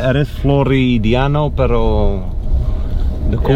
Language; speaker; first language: Spanish; non-native, learner; English